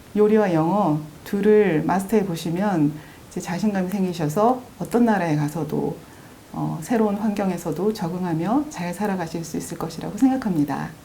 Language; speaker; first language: Korean; native; Korean